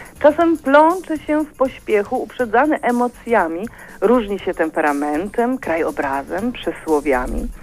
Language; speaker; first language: Polish; native; Polish